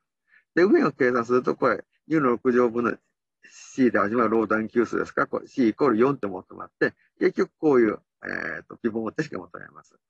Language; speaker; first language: Japanese; native; Japanese